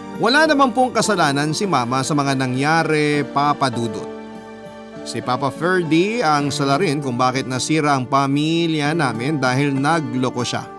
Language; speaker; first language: Filipino; native; Filipino